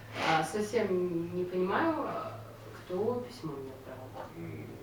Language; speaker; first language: Russian; native; Russian